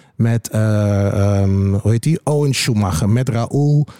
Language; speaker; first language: Dutch; native; Dutch